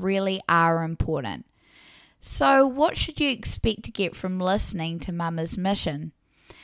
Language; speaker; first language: English; native; English